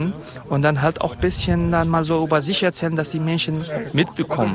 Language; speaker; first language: German; non-native, fluent; Kurdish